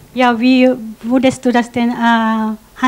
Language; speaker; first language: German; non-native, fluent; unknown